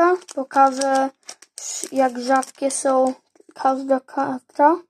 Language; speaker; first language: Polish; early bilingual, heritage; Polish